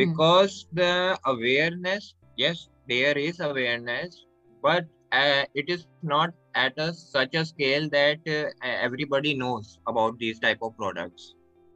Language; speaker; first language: English; non-native, local second language; Hindi